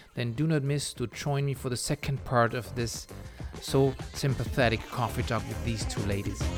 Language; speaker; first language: English; non-native, fluent; German